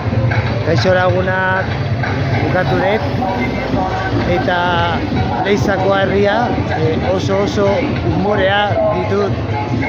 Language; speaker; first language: Basque; non-native, learner; Spanish